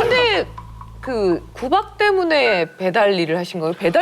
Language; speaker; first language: Korean; native; Korean